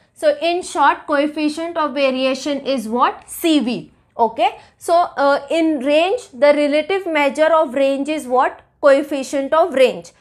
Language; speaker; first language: English; non-native, local second language; Marathi